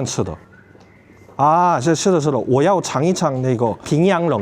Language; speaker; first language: Chinese; non-native, learner; Korean